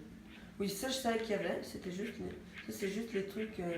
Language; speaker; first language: French; native; French